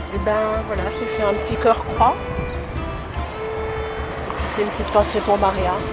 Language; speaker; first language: French; native; French